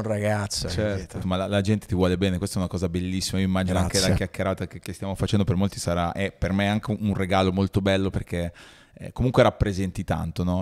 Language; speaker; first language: Italian; native; Italian